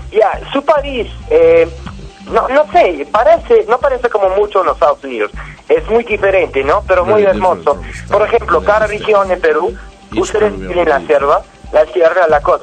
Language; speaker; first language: Spanish; non-native, learner; English